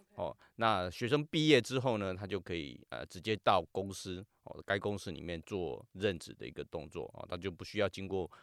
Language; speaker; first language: Chinese; native; Chinese